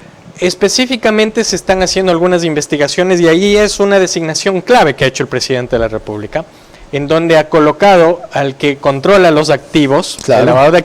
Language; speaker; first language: Spanish; native; Spanish